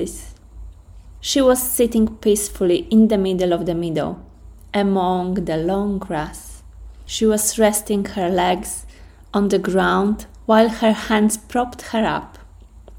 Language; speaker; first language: English; non-native, fluent; Polish